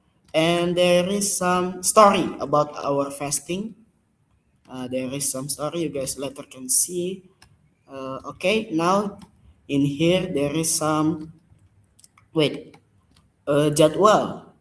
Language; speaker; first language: English; non-native, learner; Indonesian